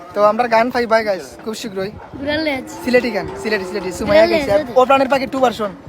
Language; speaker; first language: Bangla; native; Bangla